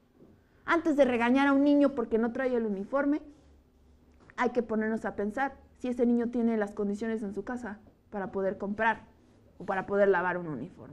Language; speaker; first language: Spanish; native; Spanish